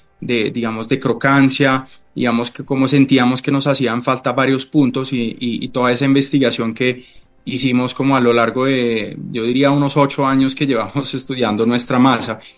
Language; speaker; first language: Spanish; non-native, fluent; Italian